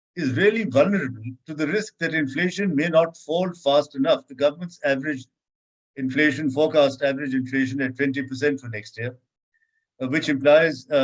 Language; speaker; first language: English; non-native, local second language; Urdu